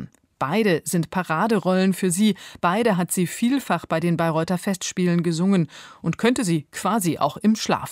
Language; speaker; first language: German; native; German